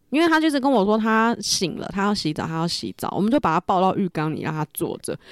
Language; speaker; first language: Chinese; native; Chinese